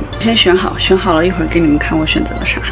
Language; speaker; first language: Chinese; native; Chinese